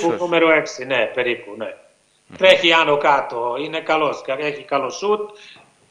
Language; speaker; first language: Greek; non-native, fluent; Hungarian